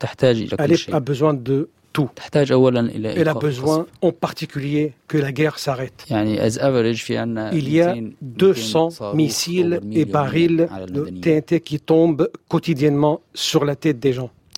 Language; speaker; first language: French; non-native, fluent; Arabic